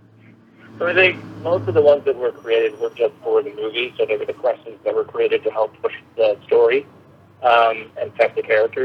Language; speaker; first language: English; native; English